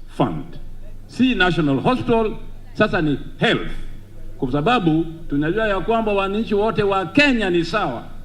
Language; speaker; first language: Swahili; non-native, local second language; Luo (Kenya and Tanzania)